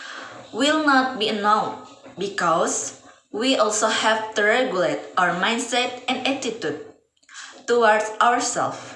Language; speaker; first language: English; non-native, learner; Indonesian